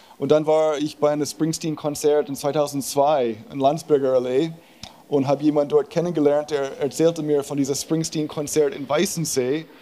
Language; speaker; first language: German; non-native, fluent; English